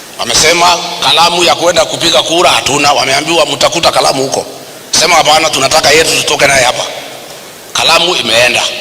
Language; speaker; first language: Swahili; non-native, local second language; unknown